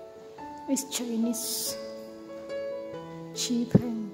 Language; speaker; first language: English; non-native, learner; Indonesian